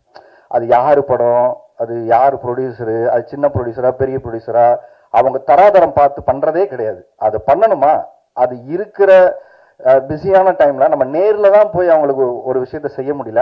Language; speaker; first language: Tamil; native; Tamil